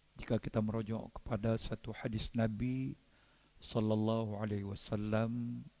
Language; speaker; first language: Malay; native; Malay